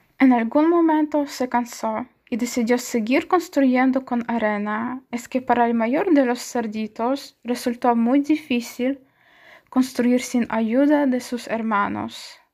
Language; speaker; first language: Spanish; non-native, fluent; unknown